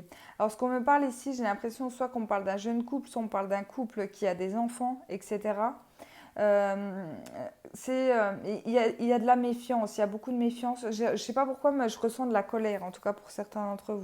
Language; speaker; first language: French; native; French